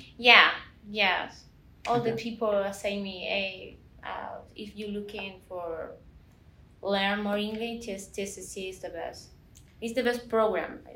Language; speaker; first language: English; non-native, learner; Spanish